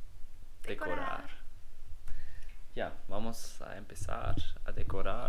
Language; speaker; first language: Spanish; non-native, learner; German